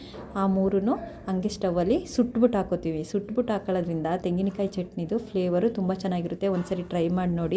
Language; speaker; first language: Kannada; native; Kannada